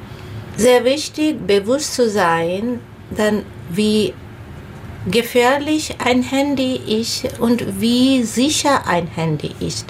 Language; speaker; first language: German; non-native, learner; Bangla